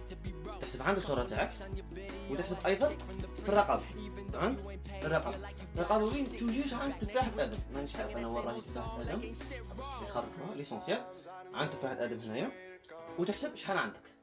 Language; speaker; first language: Arabic; native; Arabic